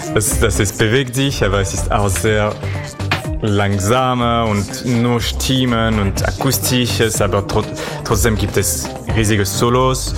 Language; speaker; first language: German; non-native, learner; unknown